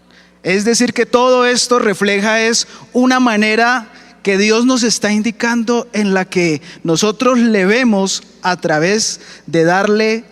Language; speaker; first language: Spanish; native; Spanish